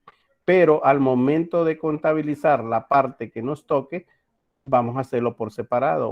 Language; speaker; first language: Spanish; native; Spanish